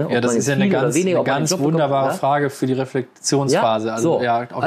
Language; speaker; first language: German; native; German